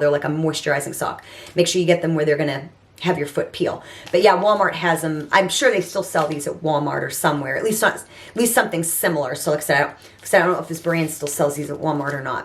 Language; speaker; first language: English; native; English